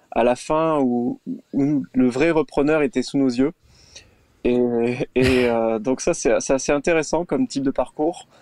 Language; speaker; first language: French; native; French